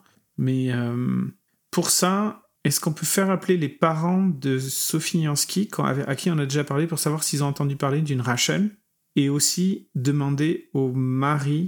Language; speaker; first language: French; native; French